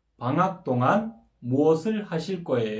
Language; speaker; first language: Korean; non-native, fluent; Kyrgyz